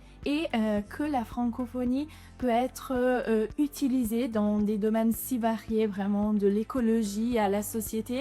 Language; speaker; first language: French; non-native, local second language; Italian